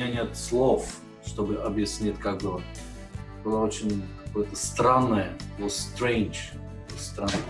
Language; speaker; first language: Russian; non-native, learner; Bulgarian